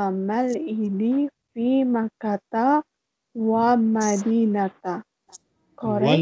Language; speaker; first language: Arabic; non-native, learner; Malay